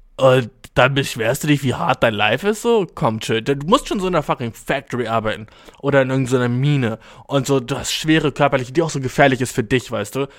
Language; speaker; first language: German; early bilingual, other home language; Albanian